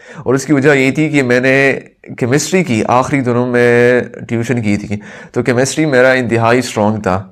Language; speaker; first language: Urdu; non-native, local second language; Pashto